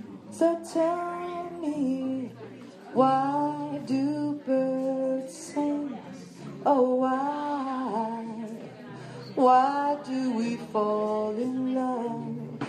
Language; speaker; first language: English; early bilingual, other home language; Spanish